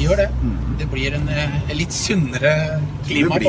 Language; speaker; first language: Norwegian; native; Norwegian